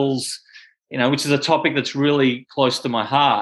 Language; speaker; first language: English; non-native, local second language; Greek